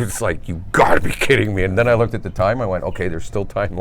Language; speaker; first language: English; native; English